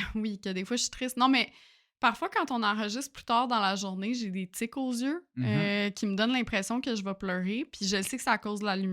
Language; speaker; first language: French; native; French